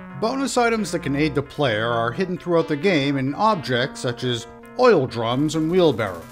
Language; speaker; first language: English; native; English